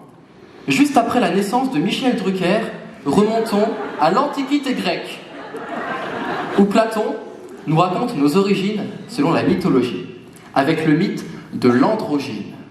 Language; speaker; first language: French; native; French